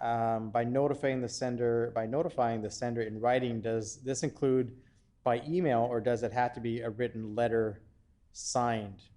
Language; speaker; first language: English; native; English